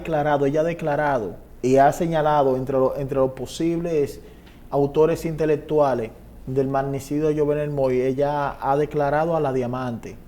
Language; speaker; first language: Spanish; native; Spanish